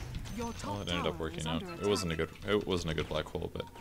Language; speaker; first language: English; native; English